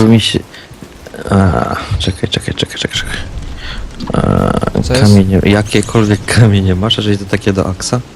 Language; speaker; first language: Polish; native; Polish